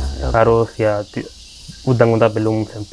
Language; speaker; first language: Indonesian; non-native, fluent; Italian